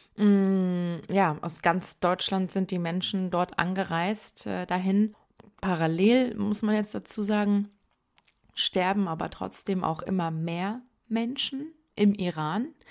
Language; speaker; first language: German; early bilingual, other home language; Persian